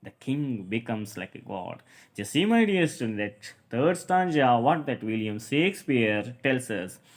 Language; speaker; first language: English; non-native, local second language; Kannada